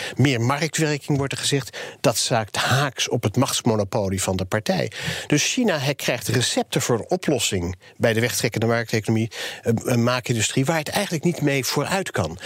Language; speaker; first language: Dutch; native; Dutch